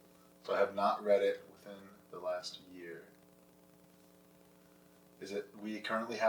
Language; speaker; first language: English; native; English